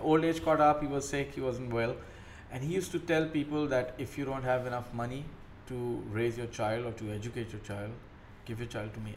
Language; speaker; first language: English; non-native, local second language; Urdu